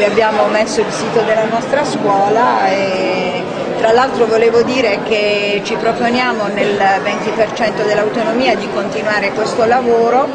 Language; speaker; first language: Italian; native; Italian